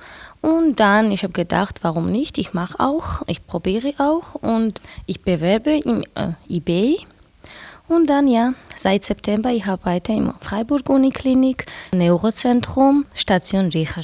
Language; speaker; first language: German; non-native, learner; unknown